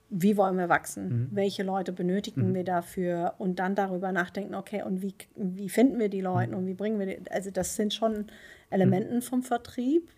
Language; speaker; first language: German; non-native, fluent; Dutch